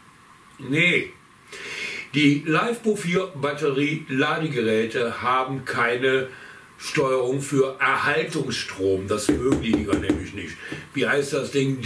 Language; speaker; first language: German; native; German